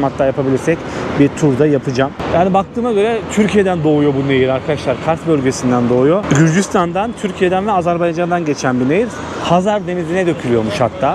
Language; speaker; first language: Turkish; native; Turkish